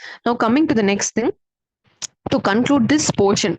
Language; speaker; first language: English; non-native, local second language; Tamil